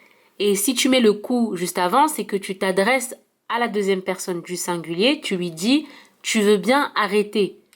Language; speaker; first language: French; early bilingual, heritage; French